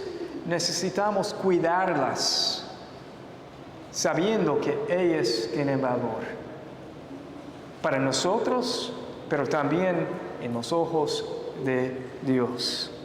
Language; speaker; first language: Spanish; non-native, fluent; English